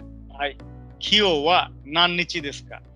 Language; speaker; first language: Japanese; non-native, fluent; Bangla